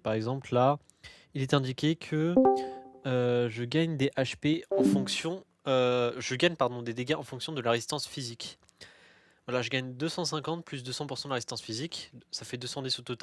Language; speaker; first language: French; native; French